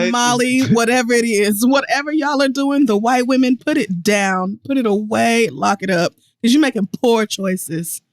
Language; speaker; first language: English; native; English